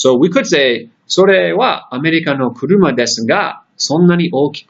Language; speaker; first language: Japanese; non-native, fluent; English